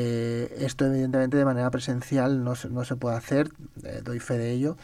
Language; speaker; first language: Spanish; native; Spanish